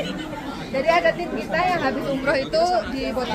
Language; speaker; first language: Indonesian; native; Indonesian